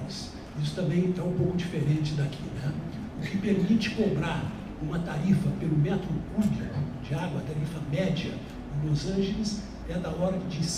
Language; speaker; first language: Portuguese; native; Portuguese